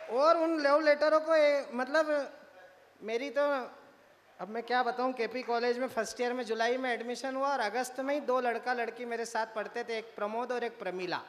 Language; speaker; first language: Hindi; native; Hindi